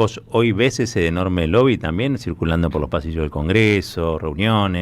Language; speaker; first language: Spanish; native; Spanish